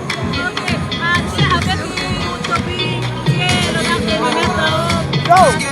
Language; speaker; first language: French; non-native, learner; Kinyarwanda